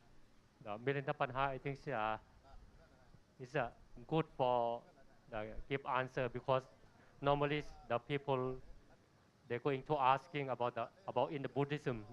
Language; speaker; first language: English; non-native, learner; Thai